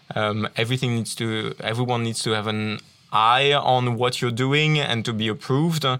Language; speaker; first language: English; non-native, fluent; French